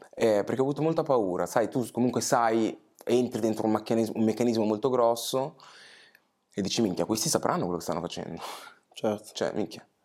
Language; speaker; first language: Italian; early bilingual, other home language; Portuguese